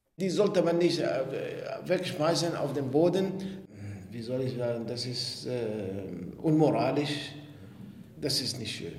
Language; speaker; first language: German; non-native, fluent; Arabic